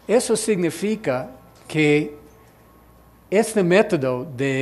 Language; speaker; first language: Spanish; non-native, fluent; English